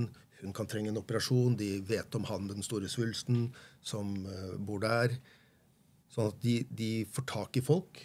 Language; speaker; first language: Norwegian; native; Norwegian